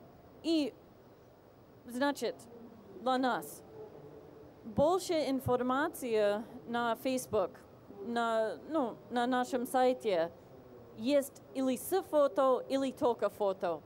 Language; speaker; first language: Russian; non-native, fluent; English